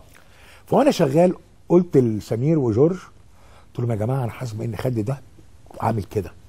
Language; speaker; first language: Arabic; native; Arabic